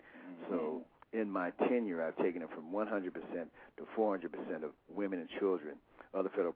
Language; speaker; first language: English; native; English